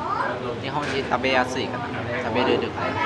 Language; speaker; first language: Japanese; non-native, fluent; Vietnamese